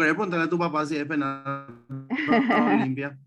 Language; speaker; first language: Spanish; native; Spanish